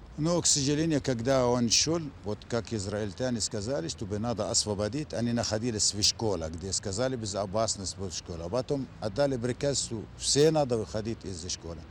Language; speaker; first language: Russian; non-native, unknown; Arabic